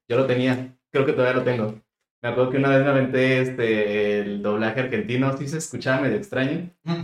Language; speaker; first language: Spanish; native; Spanish